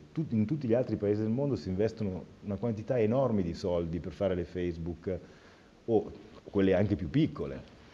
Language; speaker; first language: Italian; native; Italian